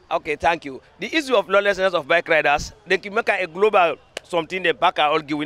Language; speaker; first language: English; non-native, local second language; Krio